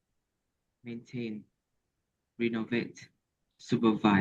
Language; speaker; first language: English; non-native, learner; Vietnamese